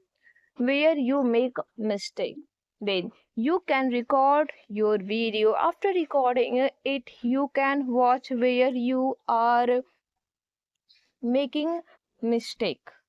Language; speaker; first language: English; non-native, learner; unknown